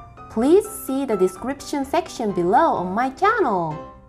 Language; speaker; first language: English; non-native, fluent; Japanese